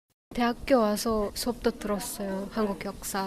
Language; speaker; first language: Korean; non-native, fluent; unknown